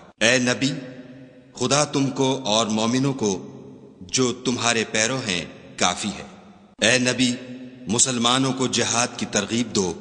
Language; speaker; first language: Urdu; native; Urdu